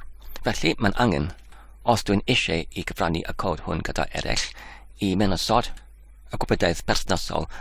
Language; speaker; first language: Welsh; non-native, learner; English